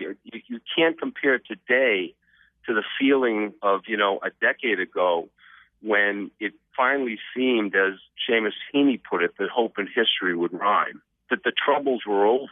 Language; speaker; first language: English; native; English